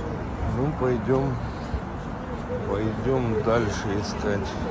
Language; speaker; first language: Russian; native; Russian